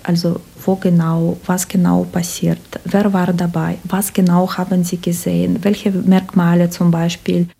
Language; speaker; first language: German; non-native, fluent; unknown